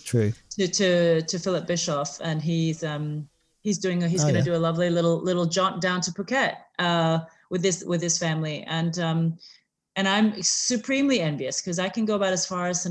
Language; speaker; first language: English; native; English